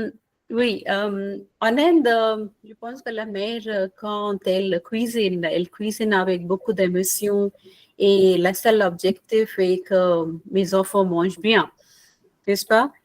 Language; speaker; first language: French; non-native, fluent; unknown